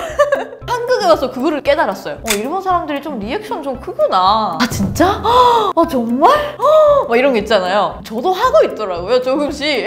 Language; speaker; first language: Korean; non-native, fluent; Japanese